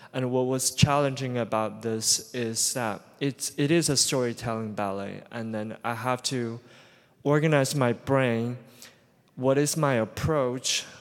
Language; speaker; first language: English; non-native, fluent; Chinese